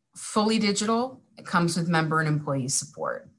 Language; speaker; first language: English; native; English